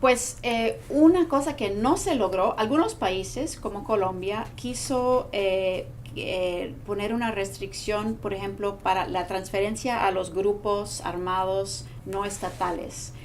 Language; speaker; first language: Spanish; non-native, fluent; English